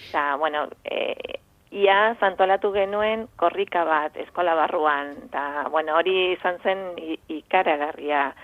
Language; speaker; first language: Basque; non-native, fluent; Spanish